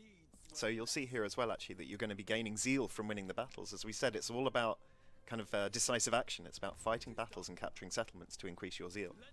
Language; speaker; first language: English; native; English